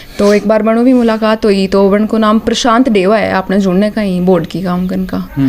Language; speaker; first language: Hindi; native; Hindi